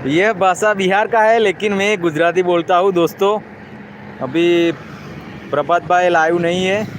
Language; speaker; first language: Hindi; non-native, local second language; Gujarati